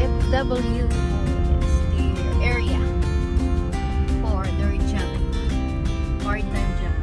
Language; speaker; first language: English; non-native, learner; Cebuano